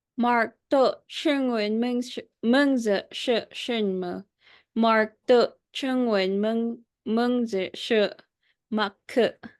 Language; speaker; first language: Chinese; non-native, learner; Filipino